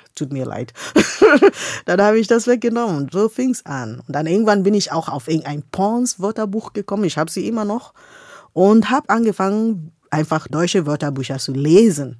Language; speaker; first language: German; non-native, fluent; Igbo